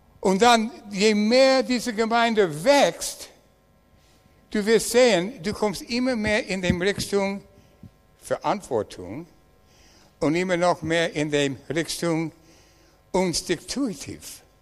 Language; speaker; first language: German; non-native, learner; English